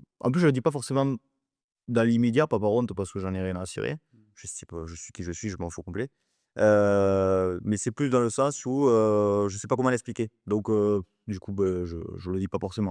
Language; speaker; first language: French; native; French